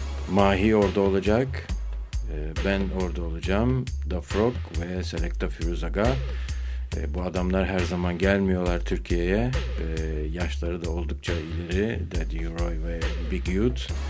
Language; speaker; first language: Turkish; native; Turkish